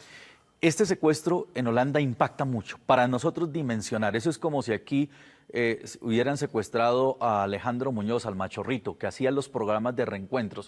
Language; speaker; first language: Spanish; native; Spanish